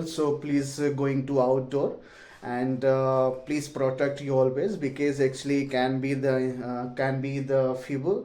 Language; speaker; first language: English; non-native, learner; Hindi